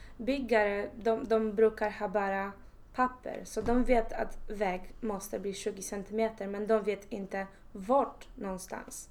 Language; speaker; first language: Swedish; non-native, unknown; Polish